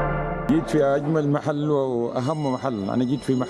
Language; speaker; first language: Arabic; native; Arabic